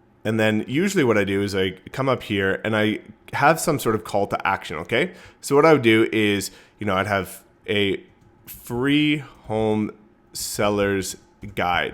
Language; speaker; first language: English; native; English